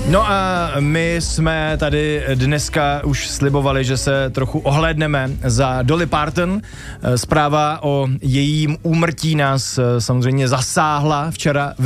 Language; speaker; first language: Czech; native; Czech